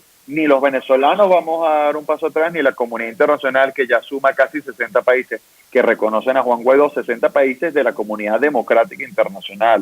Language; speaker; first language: Spanish; native; Spanish